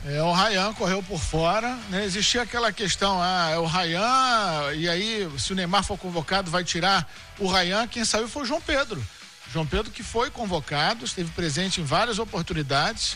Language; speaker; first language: Portuguese; native; Portuguese